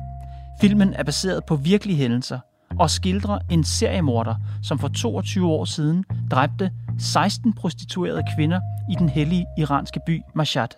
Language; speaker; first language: Danish; native; Danish